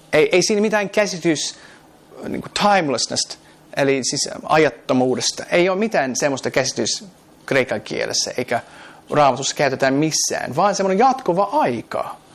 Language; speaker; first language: Finnish; non-native, fluent; English